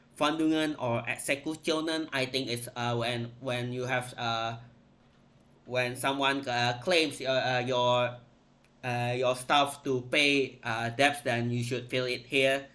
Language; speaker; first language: English; non-native, fluent; Indonesian